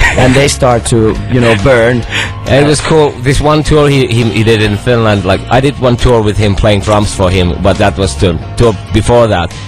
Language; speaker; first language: English; non-native, fluent; Finnish